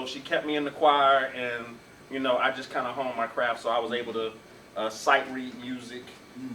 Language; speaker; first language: English; native; English